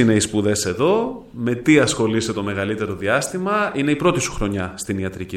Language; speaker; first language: Greek; native; Greek